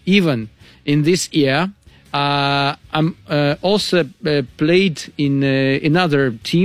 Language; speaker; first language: English; non-native, learner; Russian